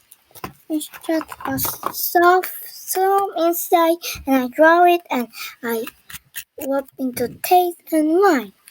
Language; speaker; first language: English; non-native, learner; Korean